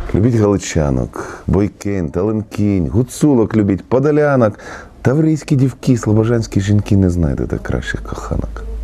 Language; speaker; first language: Ukrainian; native; Ukrainian